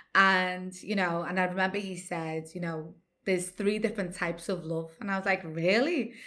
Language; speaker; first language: English; native; English